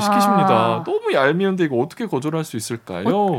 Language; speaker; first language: Korean; native; Korean